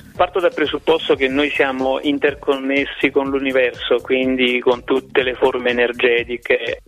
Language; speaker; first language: Italian; native; Italian